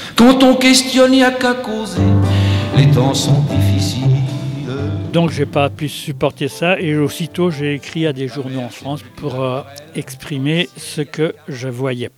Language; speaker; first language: French; native; French